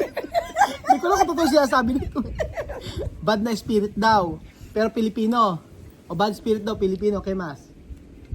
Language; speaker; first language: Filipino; native; Filipino